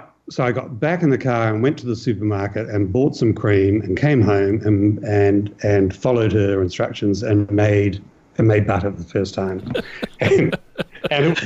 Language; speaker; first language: English; native; English